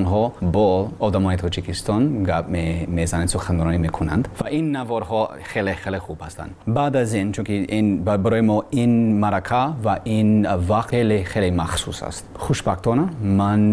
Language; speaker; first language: Tajik; non-native, learner; English